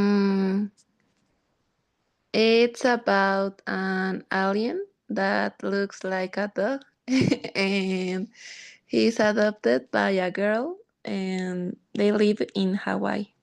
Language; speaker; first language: English; non-native, learner; Spanish